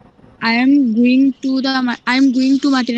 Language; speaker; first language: English; non-native, learner; Bangla